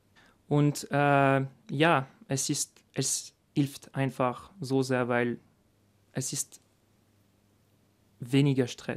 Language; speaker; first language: German; non-native, learner; French